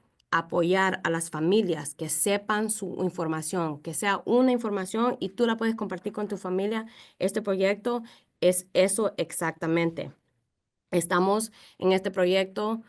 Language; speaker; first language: Spanish; early bilingual, heritage; Spanish